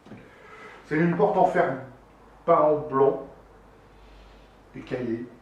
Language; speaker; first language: French; native; French